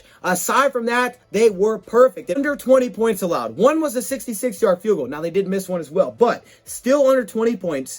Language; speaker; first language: English; native; English